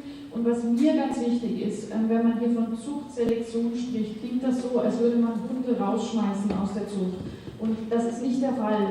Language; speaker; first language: German; native; German